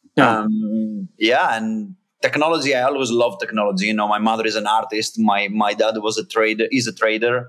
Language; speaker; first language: English; non-native, fluent; Greek